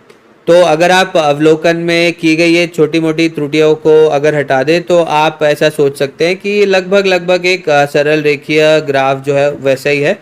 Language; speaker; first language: Hindi; native; Hindi